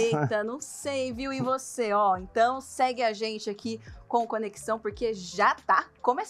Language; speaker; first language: Portuguese; native; Portuguese